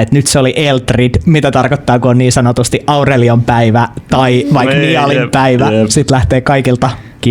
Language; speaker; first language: Finnish; native; Finnish